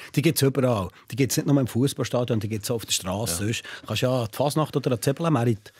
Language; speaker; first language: German; native; German